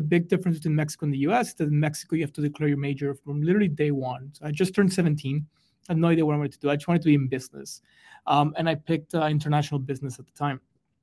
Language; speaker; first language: English; non-native, fluent; Spanish